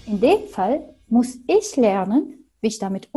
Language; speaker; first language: German; non-native, fluent; Arabic